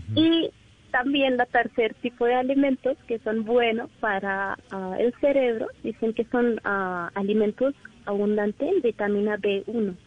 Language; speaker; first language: Spanish; non-native, learner; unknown